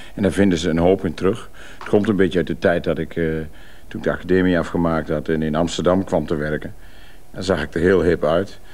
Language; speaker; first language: Dutch; native; Dutch